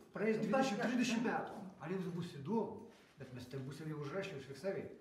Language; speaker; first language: Lithuanian; native; Lithuanian